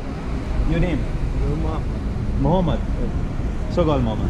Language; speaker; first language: English; non-native, local second language; Hindi